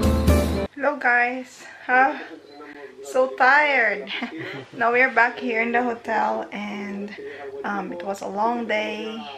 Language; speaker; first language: English; non-native, fluent; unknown